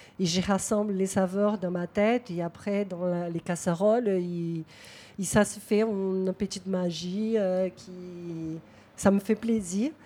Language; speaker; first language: French; non-native, fluent; Portuguese